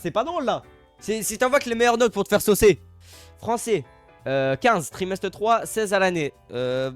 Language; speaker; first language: French; native; French